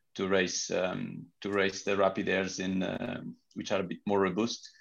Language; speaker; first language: English; non-native, fluent; Portuguese